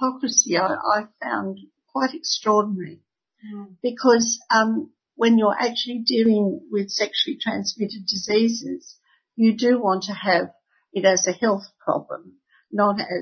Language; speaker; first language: English; native; English